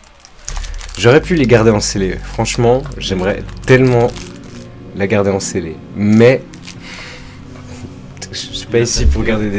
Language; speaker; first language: French; native; French